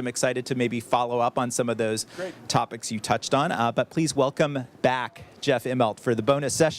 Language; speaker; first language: English; native; English